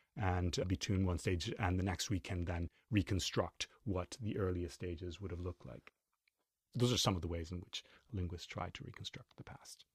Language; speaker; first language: English; non-native, fluent; Spanish